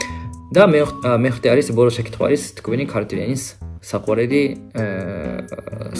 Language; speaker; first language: Georgian; non-native, fluent; Japanese